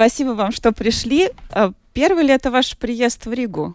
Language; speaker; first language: Russian; native; Russian